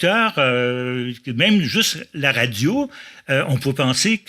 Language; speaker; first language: French; native; French